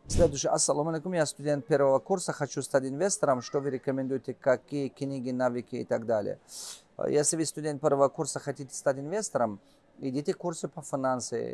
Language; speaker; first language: Russian; non-native, local second language; Tajik